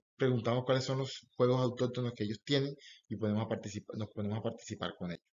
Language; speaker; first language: Spanish; native; Spanish